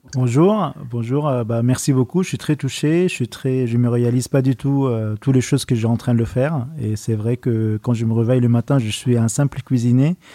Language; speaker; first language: French; non-native, fluent; Arabic